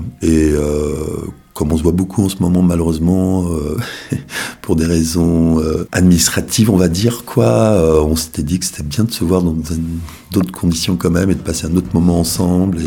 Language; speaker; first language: French; native; French